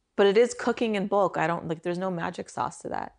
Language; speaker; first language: English; native; English